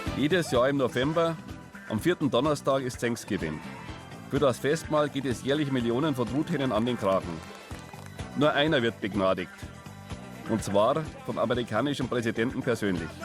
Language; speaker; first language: German; native; German